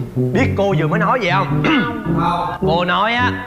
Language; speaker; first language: Vietnamese; native; Vietnamese